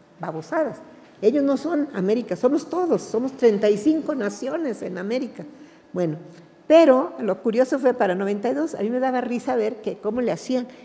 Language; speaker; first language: Spanish; native; Spanish